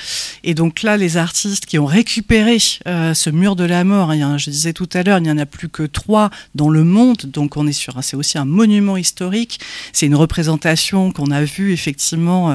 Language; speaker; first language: French; native; French